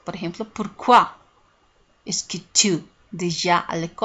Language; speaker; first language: French; non-native, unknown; Spanish